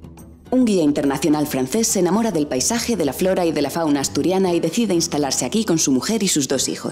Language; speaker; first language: Spanish; native; Spanish